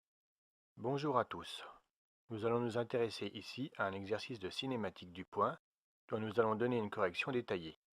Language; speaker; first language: French; native; French